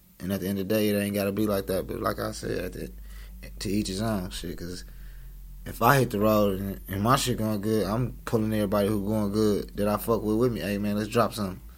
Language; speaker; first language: English; native; English